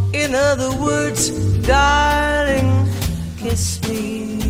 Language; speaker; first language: English; non-native, fluent; Polish